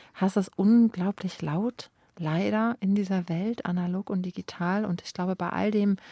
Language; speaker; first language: German; native; German